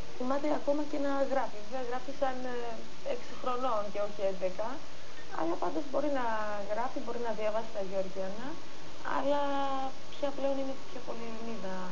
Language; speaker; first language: Greek; non-native, fluent; Georgian